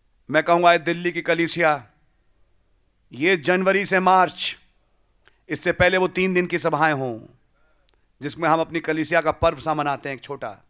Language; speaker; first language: Hindi; native; Hindi